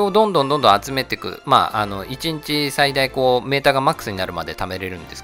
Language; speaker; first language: Japanese; native; Japanese